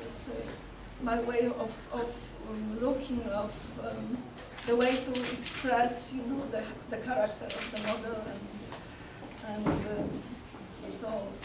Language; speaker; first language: English; non-native, fluent; Polish